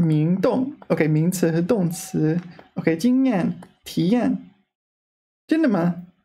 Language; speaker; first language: Chinese; non-native, fluent; English